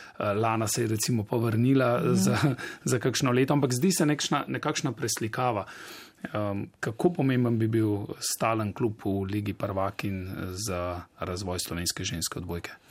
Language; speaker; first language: Slovenian; native; Slovenian